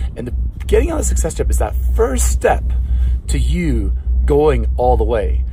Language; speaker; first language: English; non-native, fluent; Swedish